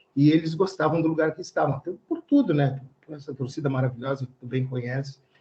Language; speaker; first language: Portuguese; native; Portuguese